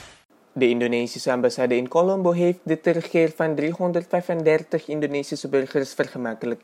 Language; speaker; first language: Dutch; non-native, fluent; Indonesian